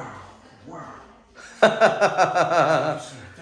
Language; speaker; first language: English; native; English